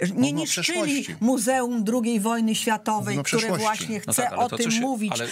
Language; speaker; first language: Polish; native; Polish